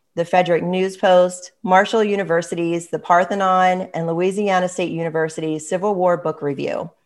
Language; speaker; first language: English; native; English